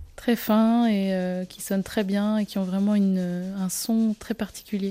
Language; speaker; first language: French; native; French